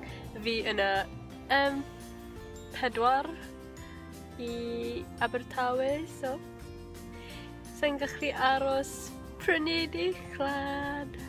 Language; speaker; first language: Welsh; non-native, learner; Malay